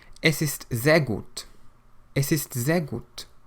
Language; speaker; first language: German; non-native, fluent; English